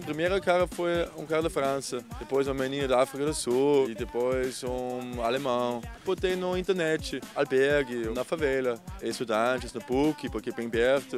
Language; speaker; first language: Portuguese; non-native, fluent; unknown